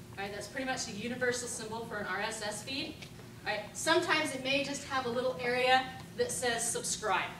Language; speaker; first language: English; native; English